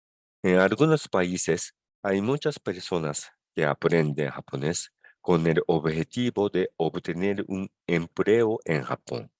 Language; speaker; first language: Spanish; non-native, fluent; Japanese